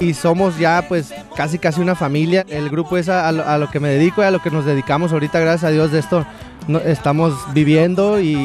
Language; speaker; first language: Spanish; native; Spanish